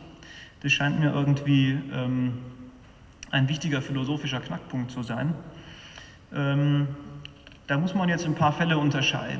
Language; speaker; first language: German; native; German